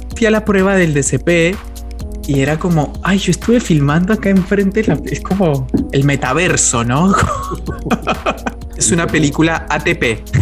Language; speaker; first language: Spanish; native; Spanish